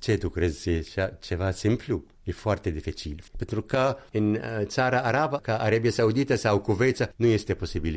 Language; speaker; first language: Romanian; non-native, learner; Arabic